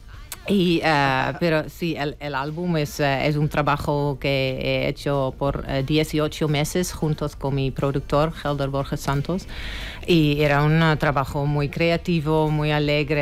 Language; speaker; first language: Spanish; non-native, fluent; Dutch